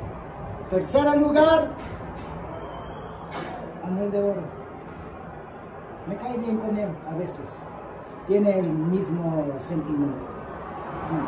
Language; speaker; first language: Spanish; early bilingual, heritage; English